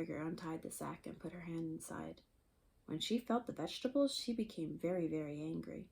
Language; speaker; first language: English; native; English